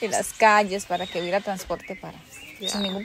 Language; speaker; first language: Spanish; native; Spanish